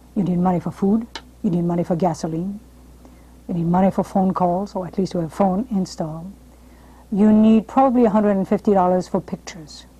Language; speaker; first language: English; non-native, fluent; French